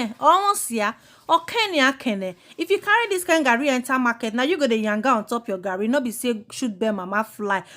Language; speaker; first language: Nigerian Pidgin; non-native, local second language; Igbo